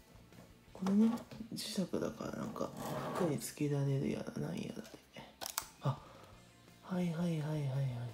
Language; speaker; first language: Japanese; native; Japanese